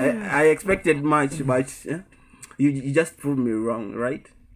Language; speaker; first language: English; non-native, local second language; Swahili